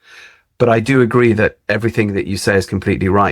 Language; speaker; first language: English; native; English